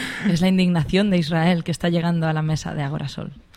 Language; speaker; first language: Spanish; native; Spanish